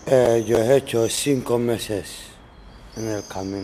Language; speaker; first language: Spanish; non-native, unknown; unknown